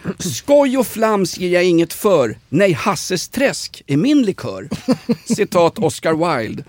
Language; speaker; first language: Swedish; native; Swedish